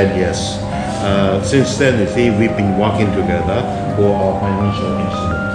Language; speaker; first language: English; non-native, fluent; Khmer